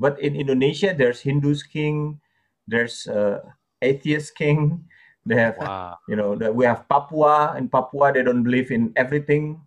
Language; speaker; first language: English; non-native, fluent; Indonesian